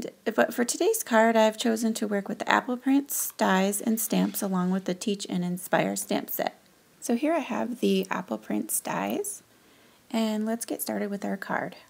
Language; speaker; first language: English; native; English